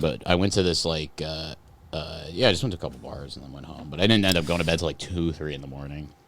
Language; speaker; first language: English; native; English